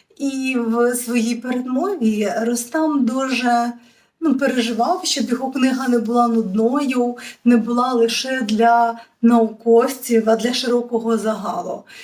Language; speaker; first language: Ukrainian; native; Ukrainian